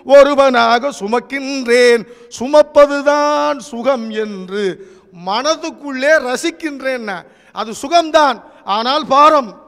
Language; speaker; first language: Tamil; native; Tamil